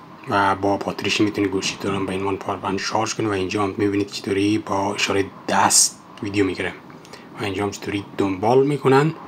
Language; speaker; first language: Persian; native; Persian